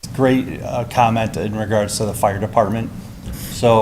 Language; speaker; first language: English; native; English